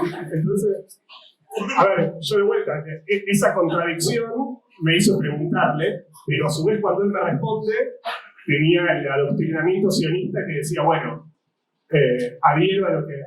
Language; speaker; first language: Spanish; native; Spanish